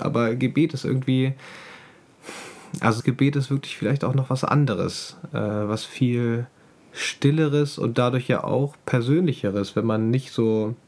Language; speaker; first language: German; native; German